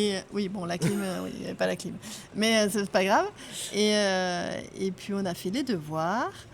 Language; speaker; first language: French; native; French